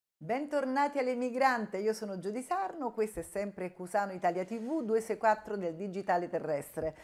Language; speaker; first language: Italian; native; Italian